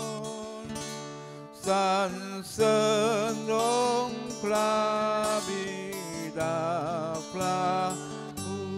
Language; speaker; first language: Thai; native; Thai